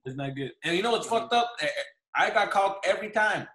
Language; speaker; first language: English; early bilingual, other home language; Spanish